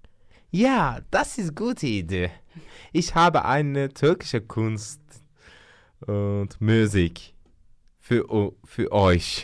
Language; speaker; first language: German; non-native, learner; Turkish